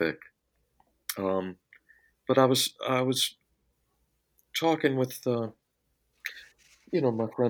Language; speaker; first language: English; native; English